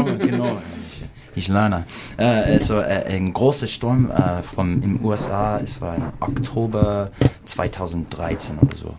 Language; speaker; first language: German; non-native, learner; English